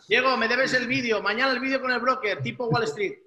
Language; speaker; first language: Spanish; native; Spanish